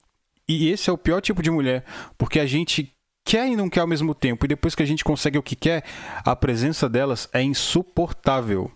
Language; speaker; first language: Portuguese; native; Portuguese